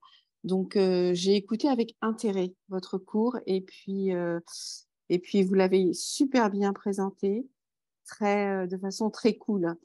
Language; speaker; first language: French; native; French